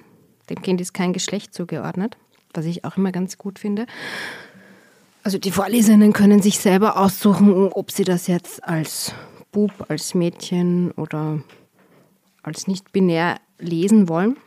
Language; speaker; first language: German; native; German